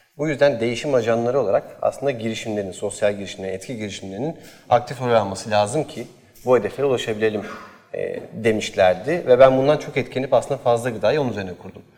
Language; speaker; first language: Turkish; native; Turkish